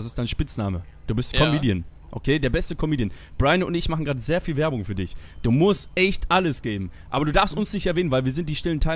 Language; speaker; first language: German; native; German